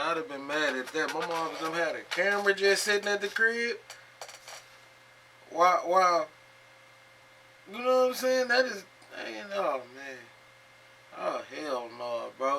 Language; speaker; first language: English; native; English